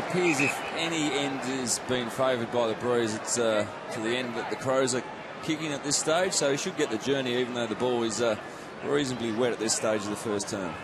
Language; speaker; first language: English; native; English